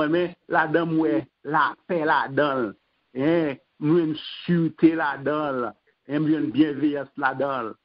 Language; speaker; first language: French; non-native, local second language; Haitian Creole